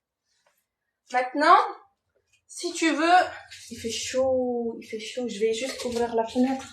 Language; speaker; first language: French; non-native, local second language; Arabic